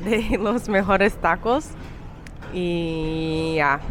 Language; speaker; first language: Spanish; non-native, learner; English